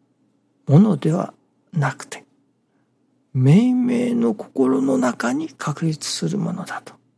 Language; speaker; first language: Japanese; native; Japanese